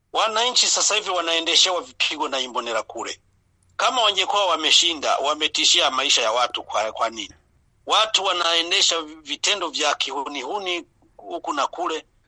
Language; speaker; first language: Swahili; non-native, local second language; Rundi